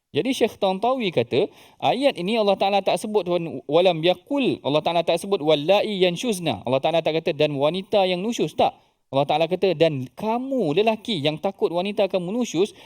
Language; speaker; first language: Malay; native; Malay